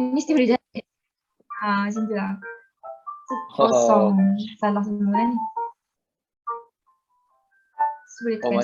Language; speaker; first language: Malay; native; Malay